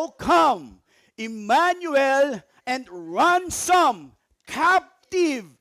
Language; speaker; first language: English; non-native, local second language; Filipino